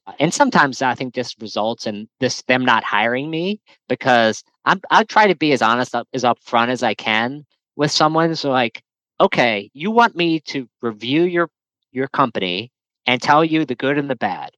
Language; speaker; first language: English; native; English